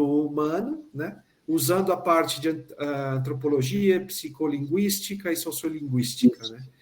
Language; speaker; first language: Portuguese; native; Portuguese